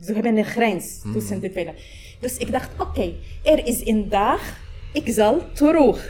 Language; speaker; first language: Dutch; non-native, learner; Arabic